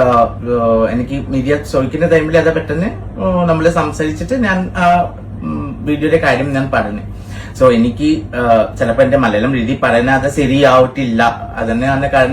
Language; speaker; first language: Malayalam; non-native, fluent; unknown